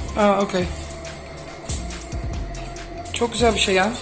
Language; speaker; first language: Turkish; non-native, fluent; Dutch